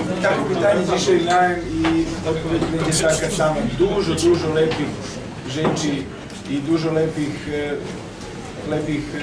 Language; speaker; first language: Polish; non-native, fluent; Serbian